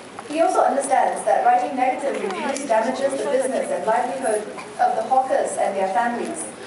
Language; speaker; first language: English; non-native, local second language; Chinese